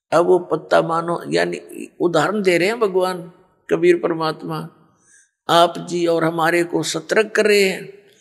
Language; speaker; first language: Hindi; native; Hindi